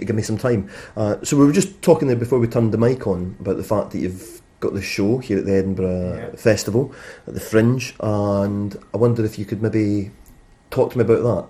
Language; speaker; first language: English; native; English